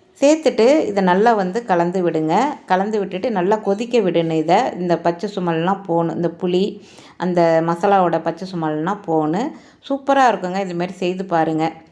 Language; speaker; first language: Tamil; native; Tamil